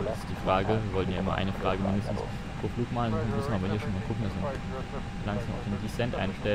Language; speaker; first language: German; native; German